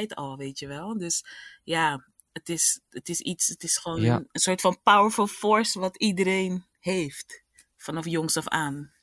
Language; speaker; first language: Dutch; native; Dutch